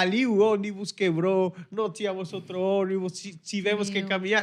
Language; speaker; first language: Portuguese; non-native, fluent; Spanish